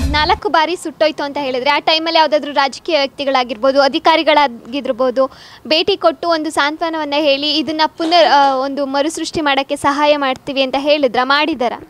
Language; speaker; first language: Kannada; native; Kannada